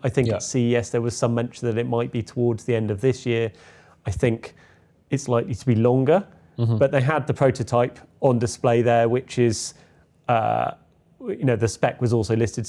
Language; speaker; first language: English; native; English